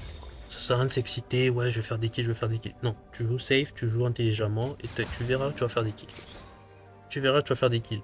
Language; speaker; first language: French; native; French